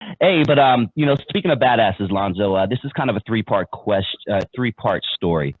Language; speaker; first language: English; native; English